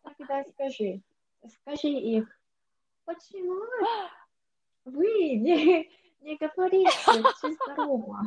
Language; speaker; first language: Russian; non-native, learner; Korean